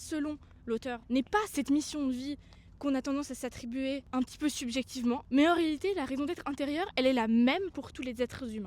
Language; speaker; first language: French; native; French